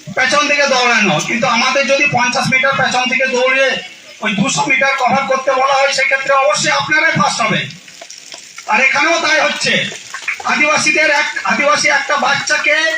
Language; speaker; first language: Bangla; non-native, local second language; Santali